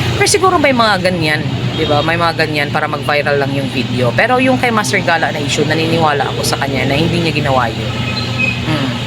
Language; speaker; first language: Filipino; non-native, local second language; Cebuano